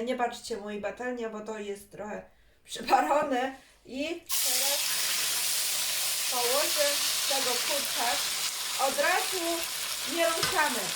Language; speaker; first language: Polish; non-native, learner; Chinese